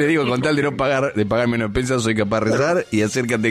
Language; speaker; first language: Spanish; native; Spanish